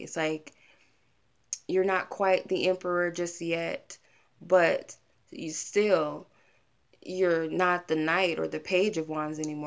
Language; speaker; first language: English; native; English